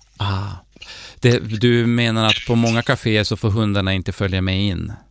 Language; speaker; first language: Swedish; native; Swedish